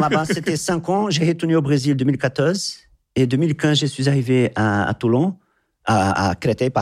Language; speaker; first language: French; non-native, fluent; Portuguese